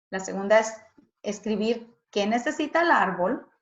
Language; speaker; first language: Spanish; early bilingual, heritage; Spanish